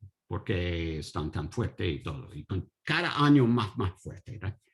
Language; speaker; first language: Spanish; non-native, learner; English